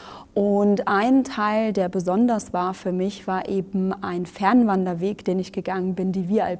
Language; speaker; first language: German; native; German